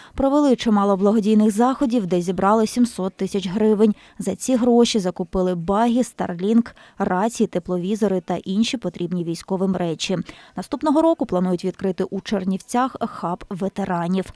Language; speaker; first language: Ukrainian; native; Ukrainian